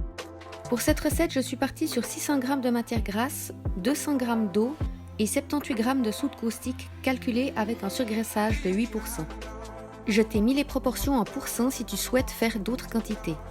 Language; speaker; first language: French; native; French